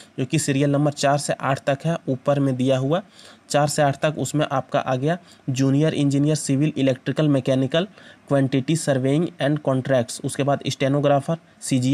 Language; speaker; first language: Hindi; native; Hindi